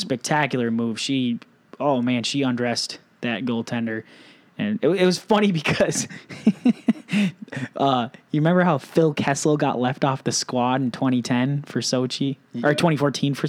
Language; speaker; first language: English; native; English